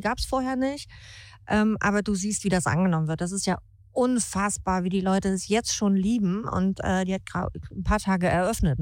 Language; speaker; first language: German; native; German